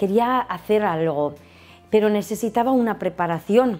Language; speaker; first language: Spanish; non-native, fluent; Romanian